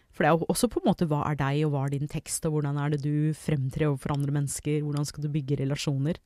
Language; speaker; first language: Norwegian; early bilingual, other home language; English